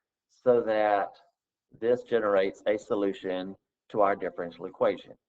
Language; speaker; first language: English; native; English